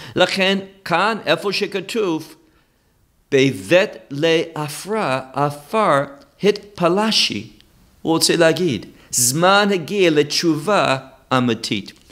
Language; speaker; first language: Hebrew; non-native, fluent; English